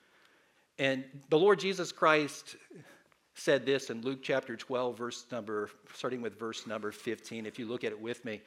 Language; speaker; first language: English; native; English